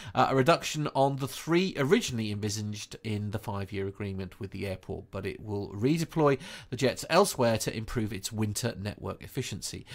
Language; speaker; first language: English; native; English